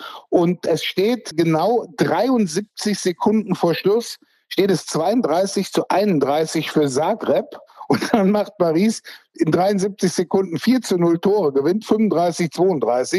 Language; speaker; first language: German; native; German